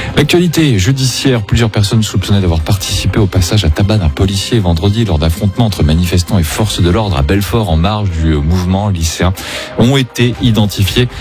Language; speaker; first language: French; native; French